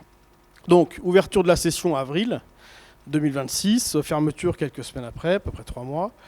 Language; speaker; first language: French; native; French